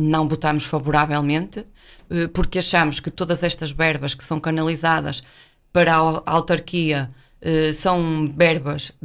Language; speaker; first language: Portuguese; native; Portuguese